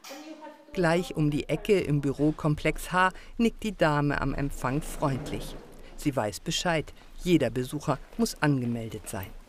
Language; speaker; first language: German; native; German